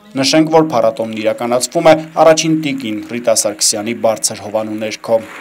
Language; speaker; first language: Armenian; native; Armenian